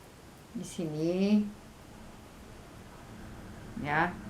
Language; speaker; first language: Indonesian; non-native, fluent; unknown